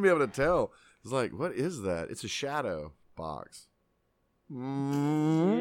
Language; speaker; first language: English; native; English